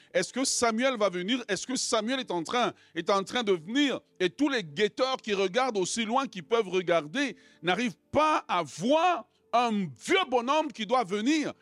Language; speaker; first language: French; non-native, local second language; Lingala